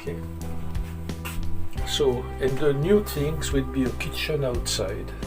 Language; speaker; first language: English; non-native, fluent; French